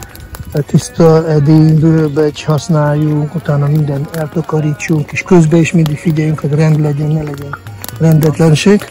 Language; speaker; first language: Hungarian; non-native, fluent; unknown